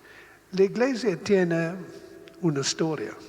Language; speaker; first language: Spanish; non-native, learner; Italian